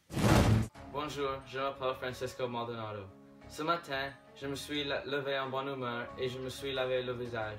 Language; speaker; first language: French; non-native, learner; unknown